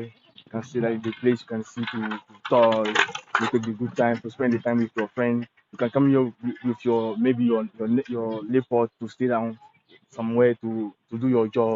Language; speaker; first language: English; non-native, learner; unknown